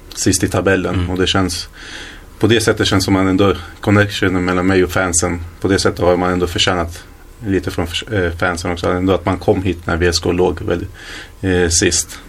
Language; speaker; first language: Swedish; early bilingual, other home language; Kurdish